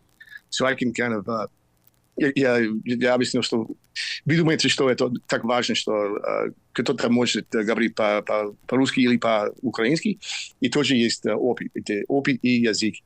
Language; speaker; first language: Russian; non-native, learner; English